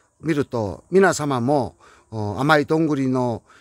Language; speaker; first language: Japanese; non-native, learner; Korean